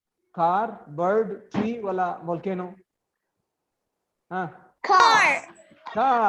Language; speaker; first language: English; non-native, learner; Arabic